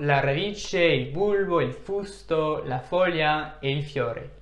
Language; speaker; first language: Italian; non-native, learner; English